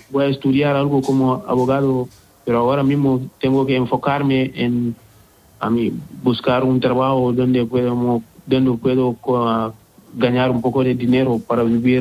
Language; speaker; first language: Spanish; non-native, fluent; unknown